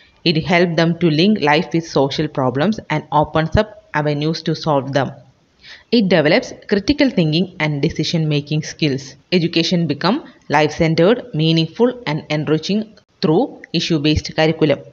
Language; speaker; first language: English; non-native, local second language; Malayalam